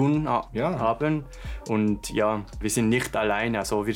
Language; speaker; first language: German; non-native, local second language; French